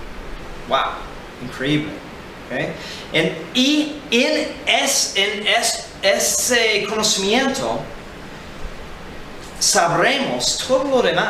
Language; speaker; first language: Spanish; non-native, fluent; English